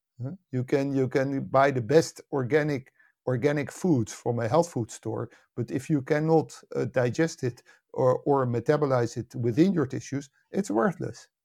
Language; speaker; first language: English; non-native, fluent; Dutch